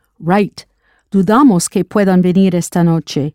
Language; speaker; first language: Spanish; non-native, fluent; English